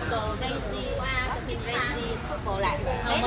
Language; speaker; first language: English; non-native, local second language; Vietnamese